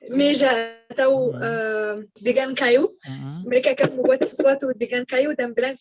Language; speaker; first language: Indonesian; non-native, learner; Arabic